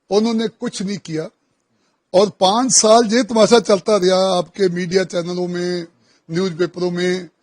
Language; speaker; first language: Hindi; non-native, local second language; Punjabi